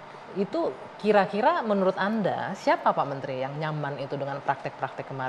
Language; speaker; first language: Indonesian; native; Indonesian